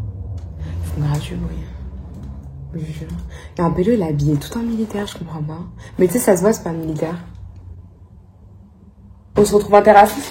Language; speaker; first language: French; native; French